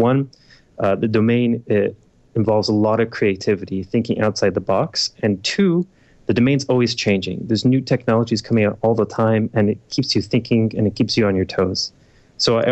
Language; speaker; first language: English; native; English